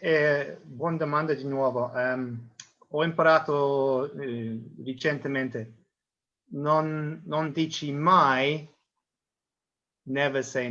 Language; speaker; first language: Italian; non-native, learner; English